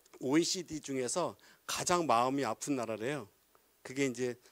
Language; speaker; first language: Korean; native; Korean